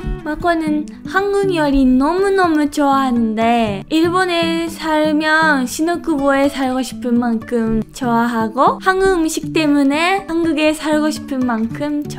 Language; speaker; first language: Korean; non-native, fluent; Japanese